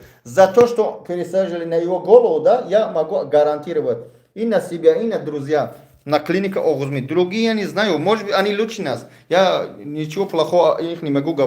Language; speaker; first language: Russian; non-native, fluent; Tajik